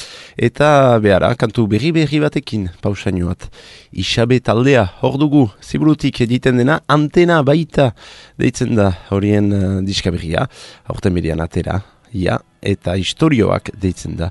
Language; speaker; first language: Basque; native; Basque